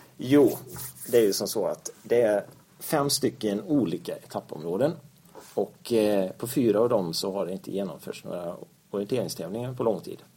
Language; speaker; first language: Swedish; native; Swedish